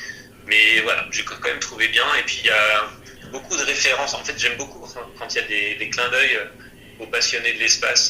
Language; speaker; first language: French; native; French